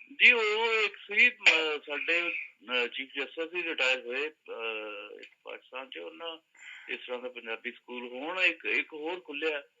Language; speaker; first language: Punjabi; native; Punjabi